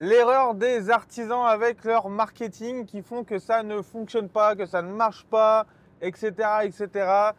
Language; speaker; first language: French; native; French